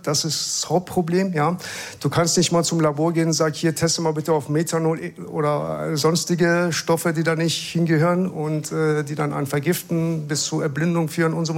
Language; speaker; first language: German; early bilingual, other home language; Persian